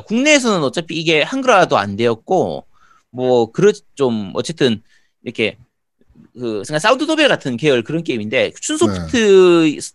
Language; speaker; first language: Korean; native; Korean